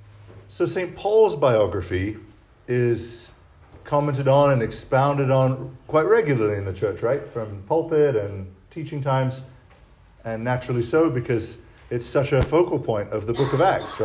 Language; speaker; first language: English; native; English